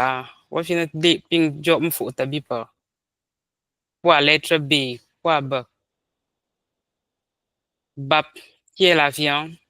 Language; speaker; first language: French; non-native, local second language; Ghomala